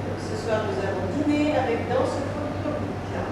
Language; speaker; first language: French; native; French